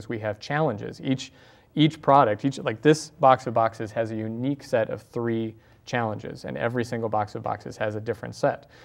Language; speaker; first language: English; native; English